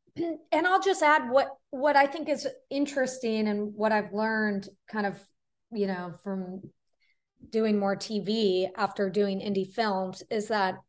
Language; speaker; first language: English; native; English